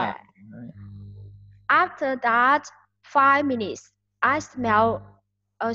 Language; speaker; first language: English; non-native, learner; Vietnamese